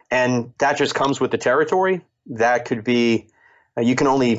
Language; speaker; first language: English; native; English